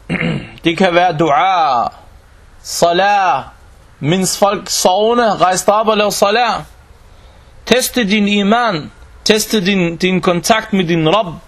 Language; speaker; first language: Danish; non-native, local second language; Arabic